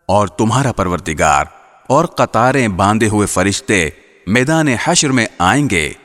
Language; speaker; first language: Urdu; native; Urdu